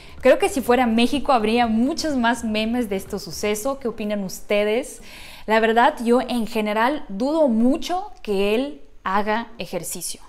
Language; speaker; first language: Spanish; non-native, fluent; Ukrainian